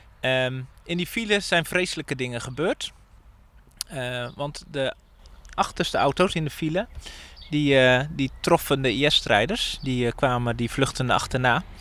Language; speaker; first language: Dutch; native; Dutch